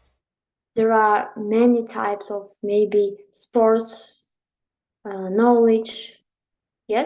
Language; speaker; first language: English; non-native, learner; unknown